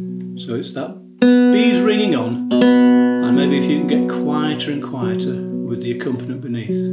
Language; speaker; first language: English; native; English